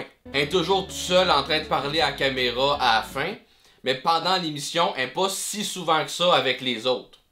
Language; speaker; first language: French; native; French